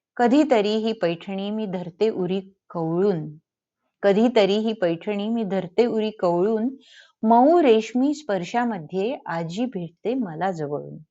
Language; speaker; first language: Marathi; early bilingual, heritage; Marathi